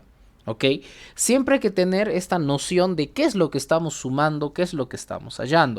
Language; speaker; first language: Spanish; native; Spanish